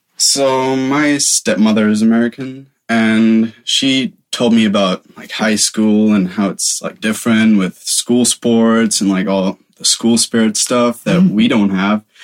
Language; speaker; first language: English; non-native, fluent; German